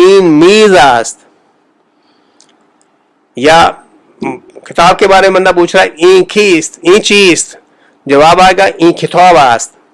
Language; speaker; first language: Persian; non-native, fluent; Urdu